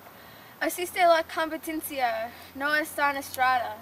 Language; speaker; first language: Spanish; non-native, learner; English